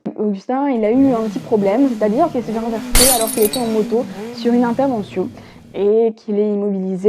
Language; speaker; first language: French; native; French